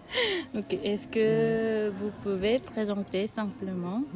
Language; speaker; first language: French; non-native, learner; Korean